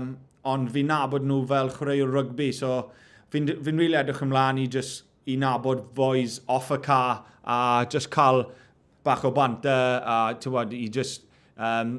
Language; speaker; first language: Welsh; non-native, local second language; English